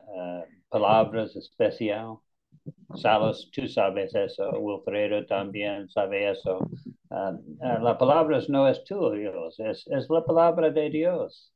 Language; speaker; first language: Spanish; non-native, learner; English